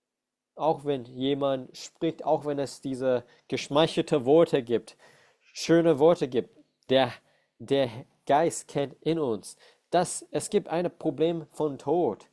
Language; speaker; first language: German; non-native, fluent; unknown